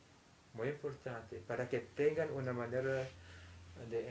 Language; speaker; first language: Spanish; non-native, fluent; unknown